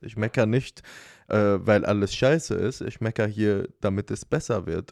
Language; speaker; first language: German; non-native, fluent; Arabic